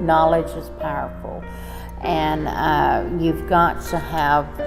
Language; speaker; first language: English; native; English